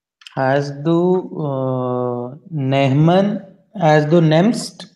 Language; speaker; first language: German; non-native, learner; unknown